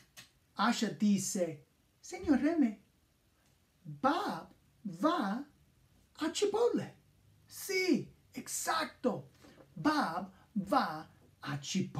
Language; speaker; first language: Spanish; non-native, fluent; English